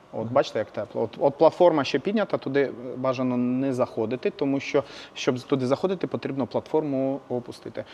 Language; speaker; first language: Ukrainian; native; Ukrainian